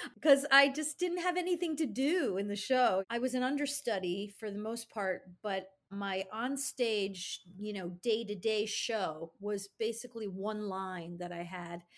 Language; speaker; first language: English; native; English